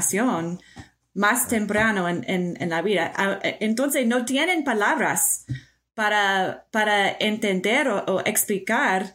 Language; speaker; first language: Spanish; non-native, fluent; English